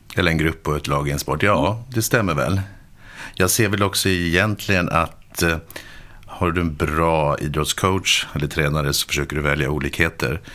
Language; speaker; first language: Swedish; native; Swedish